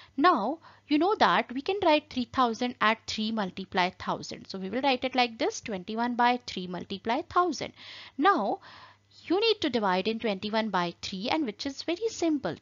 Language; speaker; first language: English; non-native, local second language; Hindi